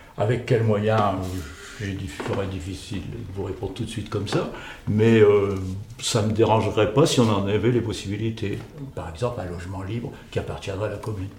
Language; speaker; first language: French; native; French